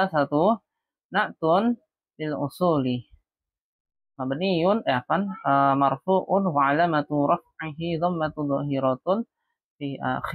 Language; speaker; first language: Arabic; non-native, fluent; Indonesian